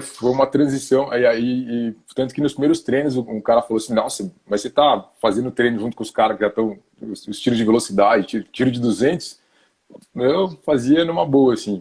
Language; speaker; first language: Portuguese; native; Portuguese